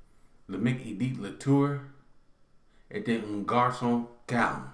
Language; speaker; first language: French; non-native, learner; English